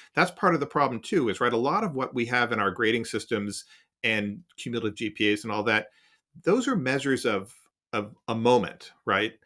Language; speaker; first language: English; native; English